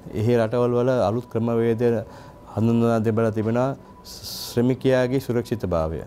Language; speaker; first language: Sinhala; non-native, local second language; Tamil